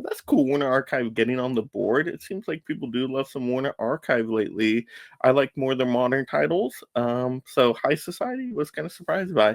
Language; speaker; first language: English; native; English